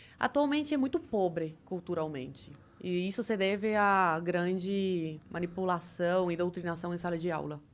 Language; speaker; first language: Portuguese; early bilingual, other home language; Spanish